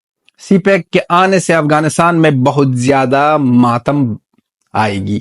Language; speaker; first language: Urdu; non-native, fluent; Pashto